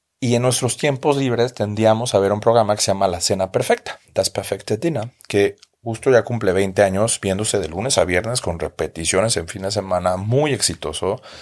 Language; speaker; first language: Spanish; native; Spanish